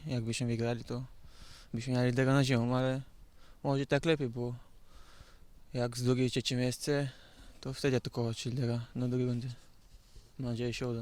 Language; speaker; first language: Polish; non-native, learner; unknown